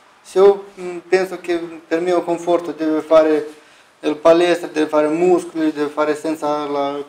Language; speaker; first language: Italian; non-native, learner; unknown